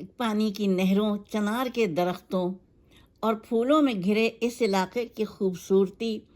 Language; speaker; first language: Urdu; native; Urdu